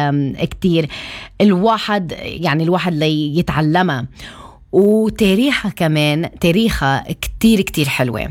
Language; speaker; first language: Arabic; early bilingual, heritage; Arabic